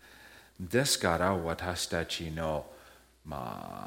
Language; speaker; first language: Japanese; early bilingual, heritage; Japanese